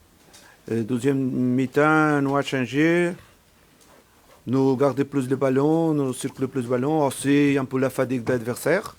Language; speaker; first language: French; non-native, learner; Portuguese